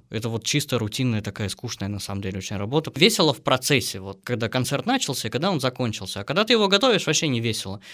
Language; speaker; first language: Russian; native; Russian